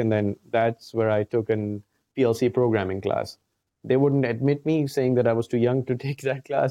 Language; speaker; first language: English; non-native, local second language; Urdu